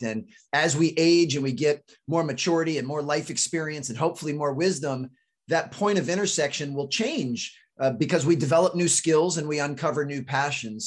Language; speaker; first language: English; native; English